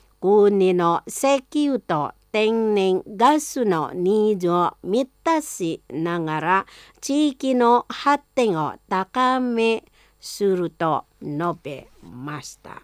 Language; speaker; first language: Japanese; non-native, fluent; Indonesian